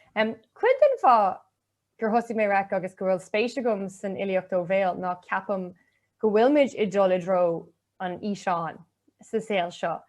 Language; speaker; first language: Irish; non-native, local second language; English